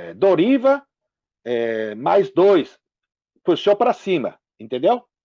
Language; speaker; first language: Portuguese; non-native, fluent; Japanese